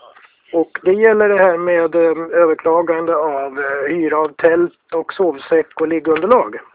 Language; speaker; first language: Swedish; native; Swedish